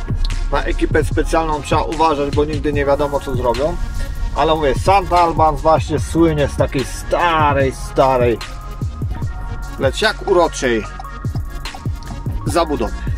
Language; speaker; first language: Polish; native; Polish